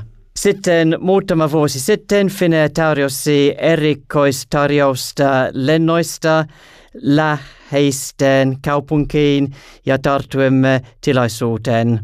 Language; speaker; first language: Finnish; non-native, learner; English